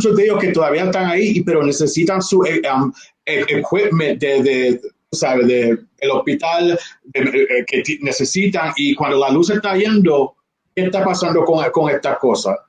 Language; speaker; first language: Spanish; early bilingual, heritage; Spanish